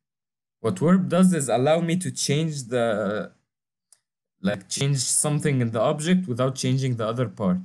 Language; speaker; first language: English; non-native, fluent; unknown